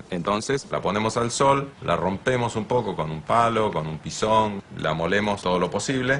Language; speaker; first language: Spanish; native; Spanish